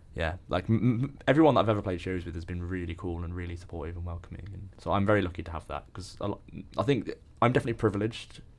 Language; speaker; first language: English; native; English